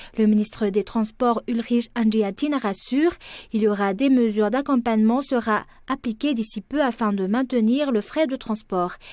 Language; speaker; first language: French; non-native, local second language; Malagasy